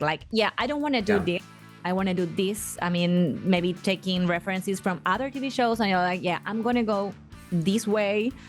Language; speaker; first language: English; non-native, fluent; Spanish